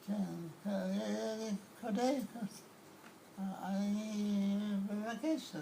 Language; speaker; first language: Hebrew; non-native, learner; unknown